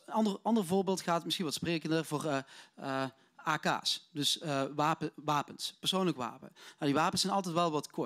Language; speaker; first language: Dutch; native; Dutch